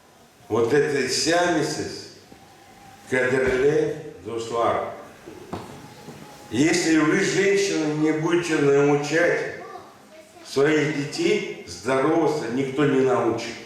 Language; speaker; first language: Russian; non-native, local second language; Tatar